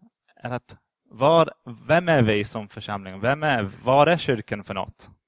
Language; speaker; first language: Swedish; non-native, fluent; English